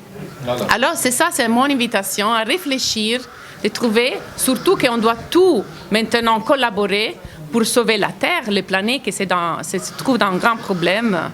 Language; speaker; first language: French; non-native, fluent; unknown